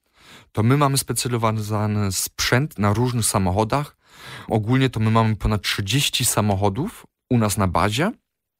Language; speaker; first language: Polish; early bilingual, heritage; Polish